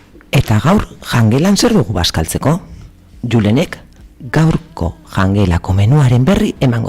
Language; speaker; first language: Basque; native; Basque